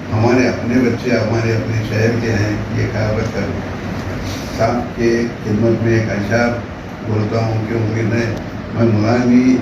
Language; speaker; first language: Hindi; non-native, local second language; Urdu